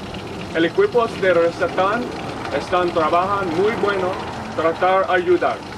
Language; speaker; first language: Spanish; non-native, learner; English